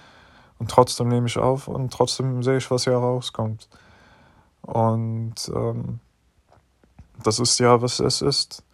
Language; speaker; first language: German; non-native, fluent; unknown